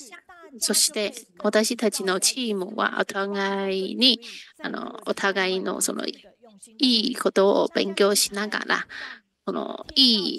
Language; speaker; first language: Japanese; non-native, fluent; Chinese